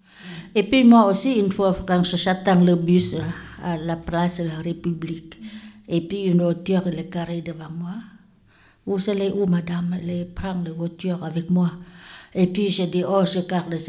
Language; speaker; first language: French; non-native, learner; Lao